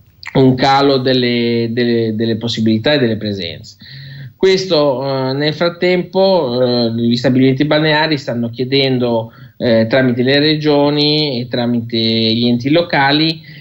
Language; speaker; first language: Italian; native; Italian